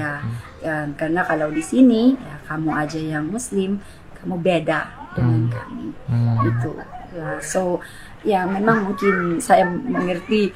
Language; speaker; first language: Indonesian; non-native, fluent; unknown